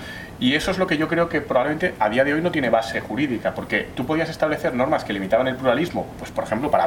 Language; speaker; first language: Spanish; native; Spanish